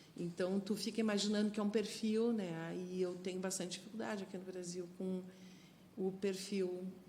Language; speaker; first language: Portuguese; non-native, fluent; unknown